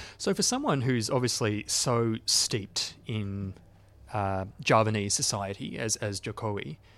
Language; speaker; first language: English; native; English